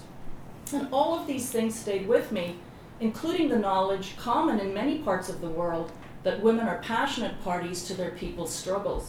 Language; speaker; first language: English; native; English